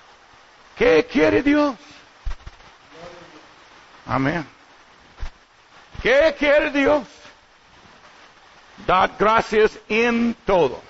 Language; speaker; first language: Spanish; non-native, learner; English